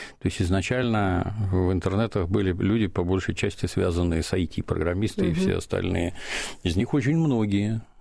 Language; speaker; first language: Russian; native; Russian